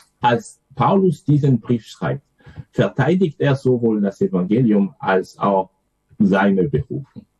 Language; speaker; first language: German; non-native, fluent; French